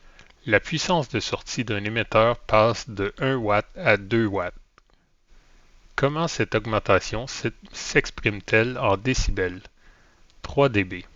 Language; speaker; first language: French; native; French